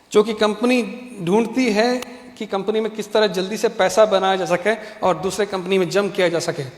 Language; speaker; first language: Hindi; non-native, fluent; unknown